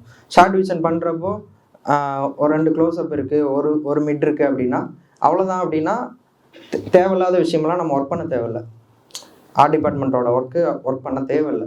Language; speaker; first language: Tamil; native; Tamil